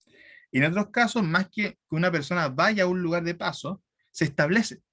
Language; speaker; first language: Spanish; native; Spanish